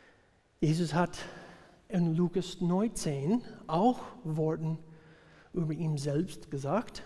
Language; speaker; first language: German; non-native, fluent; English